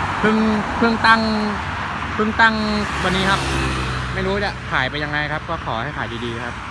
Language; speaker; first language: Thai; native; Thai